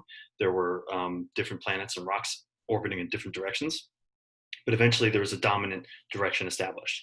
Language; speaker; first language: English; native; English